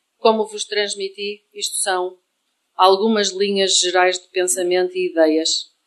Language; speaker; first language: Portuguese; native; Portuguese